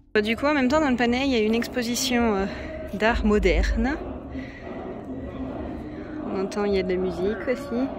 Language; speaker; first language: French; native; French